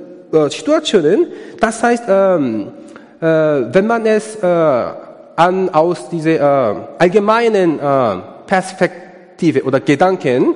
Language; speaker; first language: German; non-native, learner; Korean